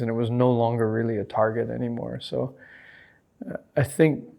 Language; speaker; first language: English; native; English